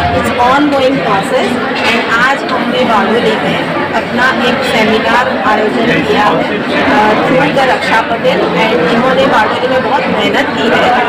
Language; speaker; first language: Hindi; non-native, local second language; Gujarati